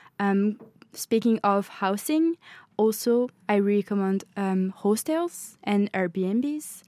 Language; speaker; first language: English; non-native, fluent; French